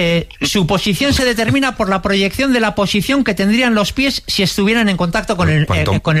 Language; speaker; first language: Spanish; native; Spanish